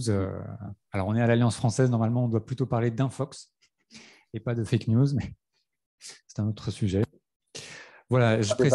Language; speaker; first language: French; native; French